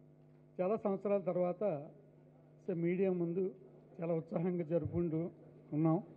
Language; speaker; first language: Telugu; native; Telugu